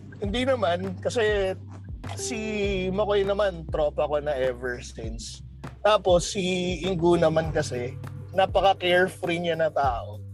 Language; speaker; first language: Filipino; native; Filipino